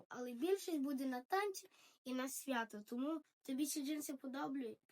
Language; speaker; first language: Ukrainian; early bilingual, heritage; Ukrainian